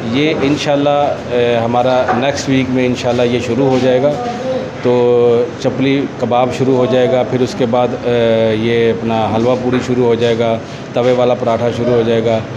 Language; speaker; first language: Hindi; non-native, local second language; Punjabi